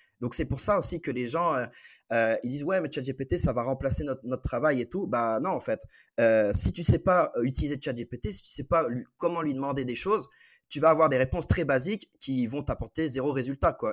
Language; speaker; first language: French; native; French